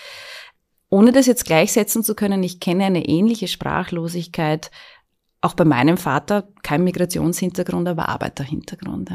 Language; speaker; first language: German; native; German